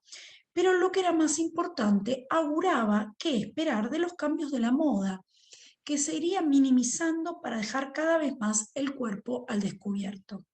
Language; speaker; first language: Spanish; native; Spanish